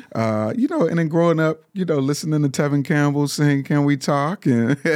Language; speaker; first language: English; native; English